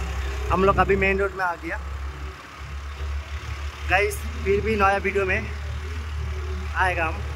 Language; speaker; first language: Hindi; non-native, local second language; Bangla